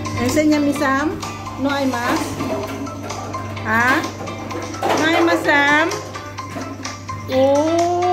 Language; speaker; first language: Spanish; non-native, learner; Filipino